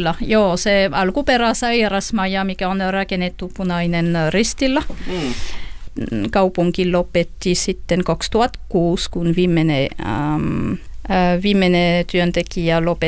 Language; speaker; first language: Finnish; non-native, fluent; French